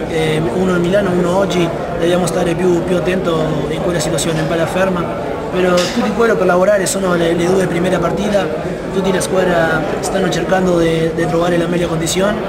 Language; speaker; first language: Italian; non-native, fluent; Spanish